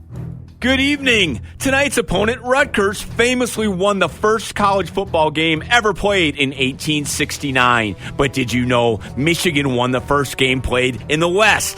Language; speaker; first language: English; native; English